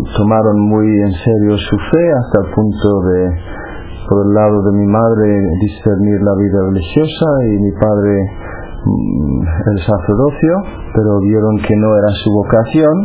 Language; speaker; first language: Spanish; non-native, fluent; English